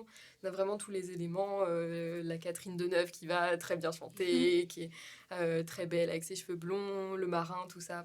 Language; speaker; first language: French; native; French